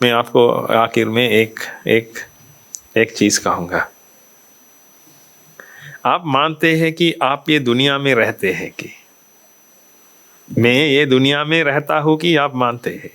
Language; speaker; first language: Hindi; non-native, fluent; Sinhala